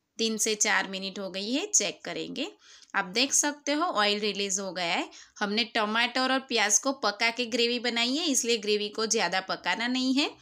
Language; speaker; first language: Hindi; non-native, local second language; Gujarati